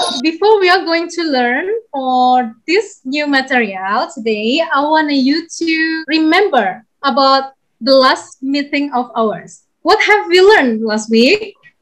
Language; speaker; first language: English; non-native, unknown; Indonesian